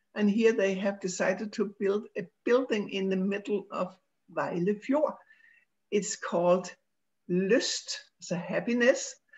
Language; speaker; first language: English; non-native, fluent; Danish